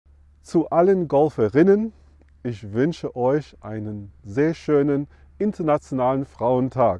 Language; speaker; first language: German; non-native, fluent; English